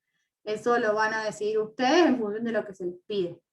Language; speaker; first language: Spanish; native; Spanish